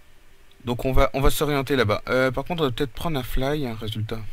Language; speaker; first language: French; native; French